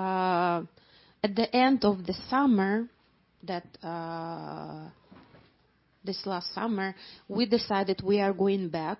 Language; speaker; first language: English; non-native, fluent; Ukrainian